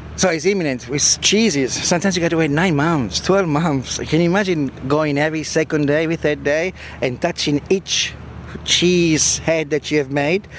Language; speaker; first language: English; non-native, fluent; Italian